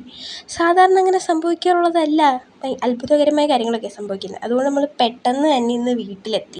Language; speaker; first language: Malayalam; native; Malayalam